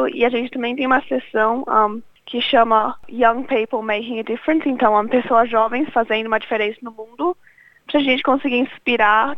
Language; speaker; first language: Portuguese; early bilingual, other home language; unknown